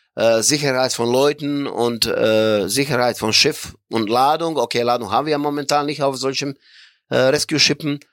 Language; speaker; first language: German; non-native, fluent; Croatian